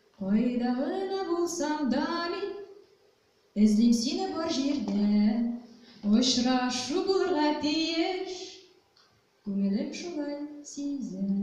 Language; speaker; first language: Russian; non-native, local second language; Tatar